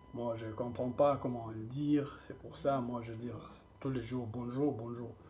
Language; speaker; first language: French; non-native, learner; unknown